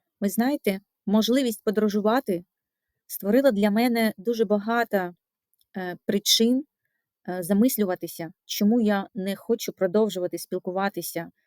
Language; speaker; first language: Ukrainian; non-native, local second language; Russian